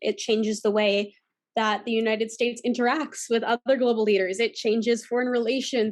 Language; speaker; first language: English; native; English